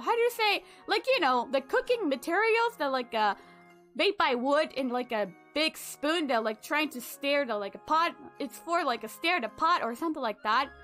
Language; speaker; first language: English; non-native, fluent; Japanese